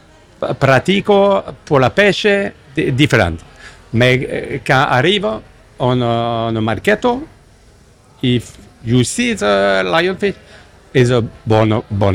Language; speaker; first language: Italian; non-native, learner; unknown